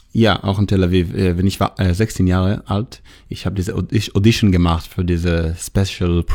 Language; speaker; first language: German; non-native, learner; Hebrew